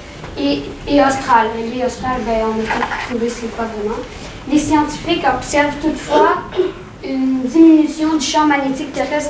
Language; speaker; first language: French; native; French